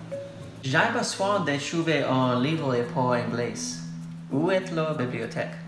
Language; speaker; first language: French; non-native, learner; English